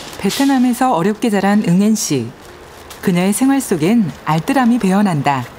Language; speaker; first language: Korean; native; Korean